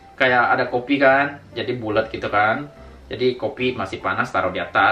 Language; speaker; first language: Indonesian; native; Indonesian